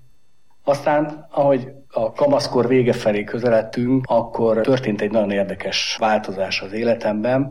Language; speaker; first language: Hungarian; native; Hungarian